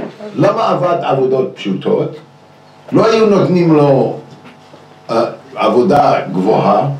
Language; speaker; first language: Hebrew; non-native, fluent; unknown